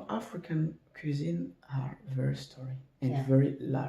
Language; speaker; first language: English; non-native, learner; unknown